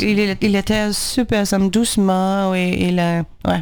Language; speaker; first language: French; non-native, learner; Portuguese